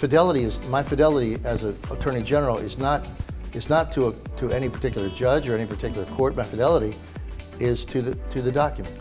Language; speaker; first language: English; native; English